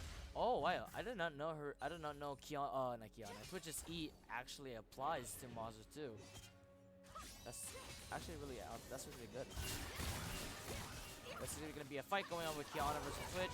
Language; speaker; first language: English; native; English